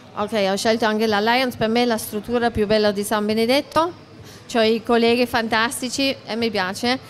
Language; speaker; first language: Italian; non-native, learner; German